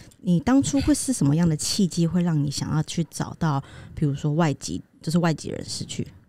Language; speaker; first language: Chinese; native; Chinese